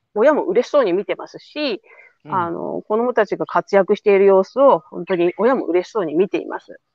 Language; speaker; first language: Japanese; native; Japanese